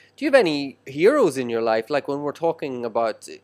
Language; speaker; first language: English; native; English